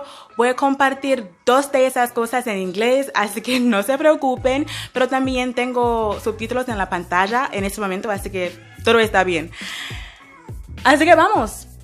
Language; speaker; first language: Spanish; non-native, fluent; English